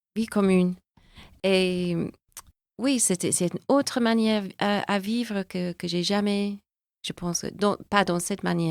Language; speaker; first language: French; non-native, fluent; English